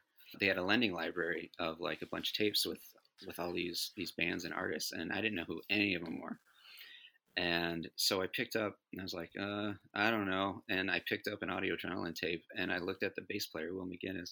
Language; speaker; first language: English; native; English